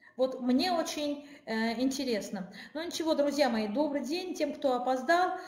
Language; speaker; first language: Russian; non-native, local second language; Armenian